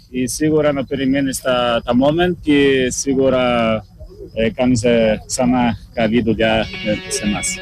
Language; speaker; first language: Greek; non-native, learner; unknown